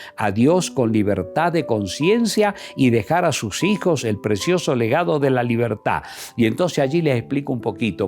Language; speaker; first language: Spanish; native; Spanish